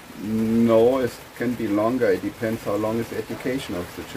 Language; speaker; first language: English; non-native, fluent; German